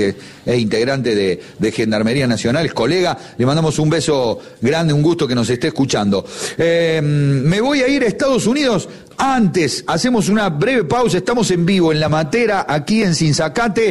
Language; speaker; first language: Spanish; native; Spanish